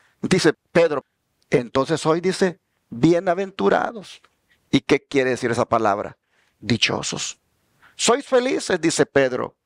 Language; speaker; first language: Spanish; native; Spanish